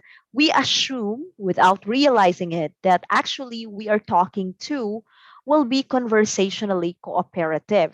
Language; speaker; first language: English; non-native, local second language; Cebuano